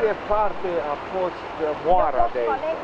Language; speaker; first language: Romanian; non-native, local second language; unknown